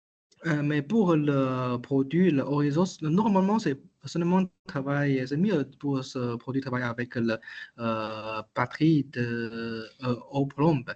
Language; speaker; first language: French; non-native, learner; Chinese